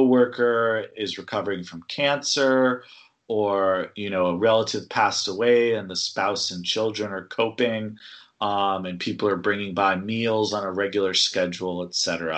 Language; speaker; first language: English; native; English